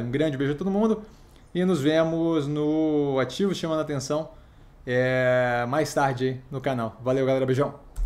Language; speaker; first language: Portuguese; native; Portuguese